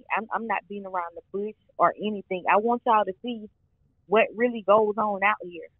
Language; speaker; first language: English; native; English